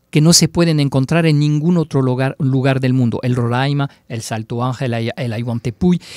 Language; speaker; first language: Spanish; non-native, fluent; French